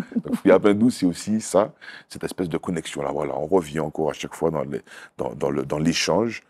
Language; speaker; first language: French; native; French